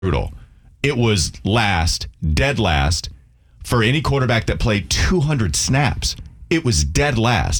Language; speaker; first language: English; native; English